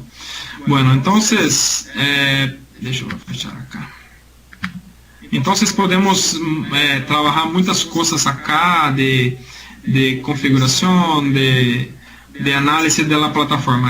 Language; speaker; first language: Spanish; non-native, learner; Portuguese